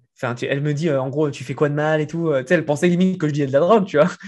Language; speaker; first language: French; native; French